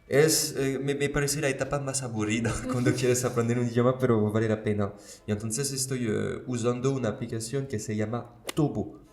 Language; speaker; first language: Spanish; non-native, fluent; French